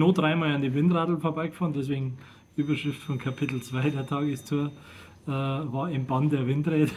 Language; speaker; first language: German; native; German